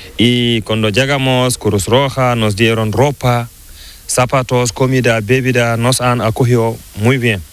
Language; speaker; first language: Spanish; non-native, learner; Fula